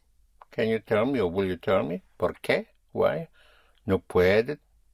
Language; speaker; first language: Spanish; non-native, fluent; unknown